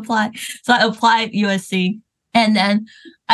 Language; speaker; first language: English; non-native, fluent; Chinese